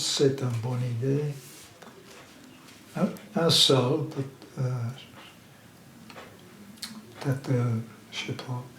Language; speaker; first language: French; non-native, learner; English